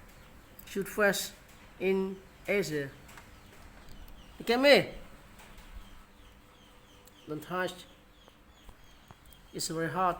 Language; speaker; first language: English; non-native, learner; Vietnamese